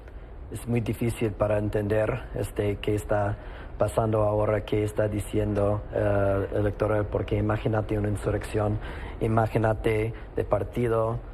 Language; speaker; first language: Spanish; non-native, fluent; English